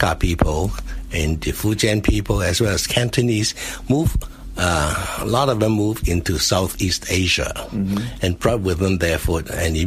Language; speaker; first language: English; non-native, local second language; Cantonese